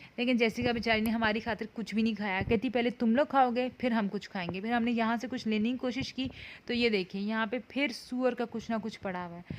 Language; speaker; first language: Urdu; native; Urdu